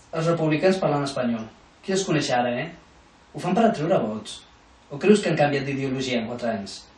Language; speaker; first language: Catalan; non-native, local second language; Spanish